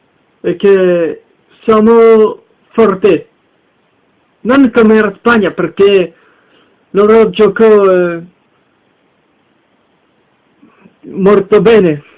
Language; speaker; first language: Italian; early bilingual, heritage; French